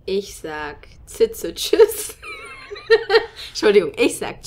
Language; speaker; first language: German; native; German